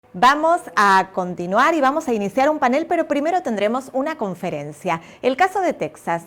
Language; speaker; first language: Spanish; native; Spanish